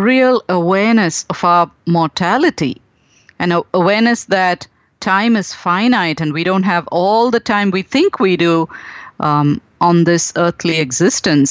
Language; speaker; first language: English; non-native, local second language; Tamil